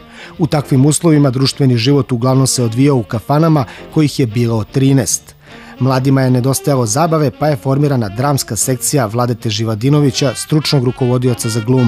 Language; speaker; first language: Serbian; native; Serbian